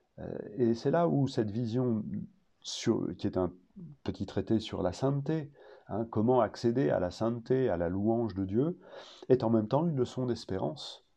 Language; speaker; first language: French; native; French